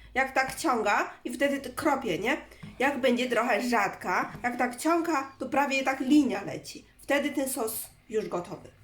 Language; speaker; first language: Polish; non-native, learner; Chinese